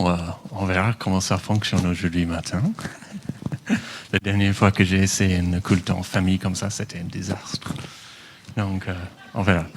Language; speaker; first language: French; non-native, fluent; English